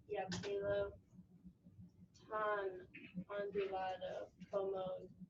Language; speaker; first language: Spanish; non-native, learner; English